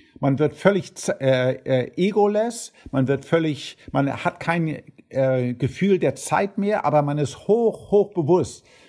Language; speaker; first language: German; early bilingual, heritage; German